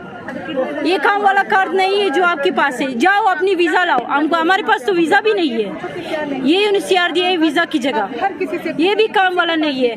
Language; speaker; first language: Hindi; non-native, learner; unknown